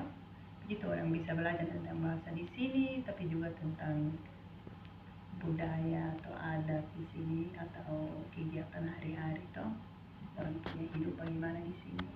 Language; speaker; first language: Indonesian; non-native, fluent; Dutch